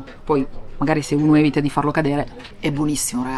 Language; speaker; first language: Italian; native; Italian